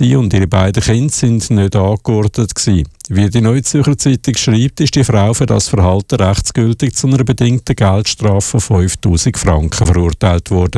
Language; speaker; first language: German; native; German